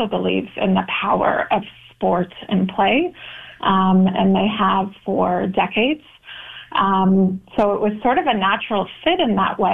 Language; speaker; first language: English; native; English